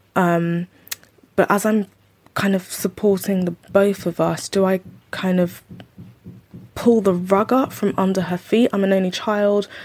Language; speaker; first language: English; native; English